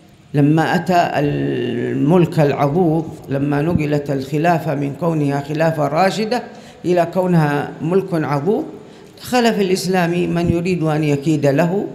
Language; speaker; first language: Arabic; native; Arabic